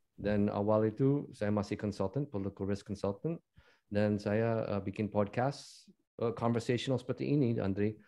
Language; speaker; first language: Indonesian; non-native, fluent; English